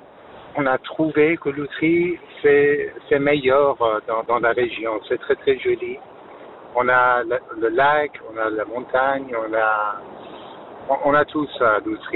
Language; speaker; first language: French; non-native, fluent; Persian